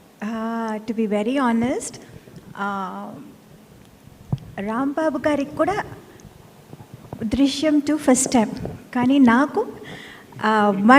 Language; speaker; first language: Telugu; non-native, fluent; Tamil